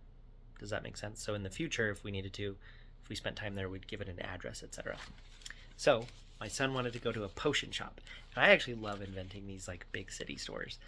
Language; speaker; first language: English; native; English